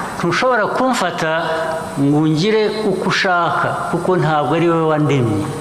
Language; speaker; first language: Kinyarwanda; early bilingual, heritage; Kinyarwanda